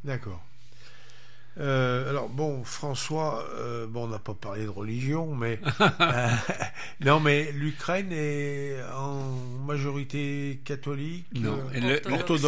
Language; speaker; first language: French; native; French